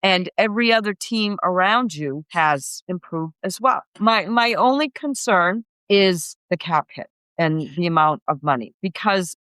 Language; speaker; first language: English; native; English